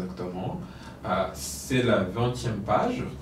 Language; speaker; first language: French; non-native, fluent; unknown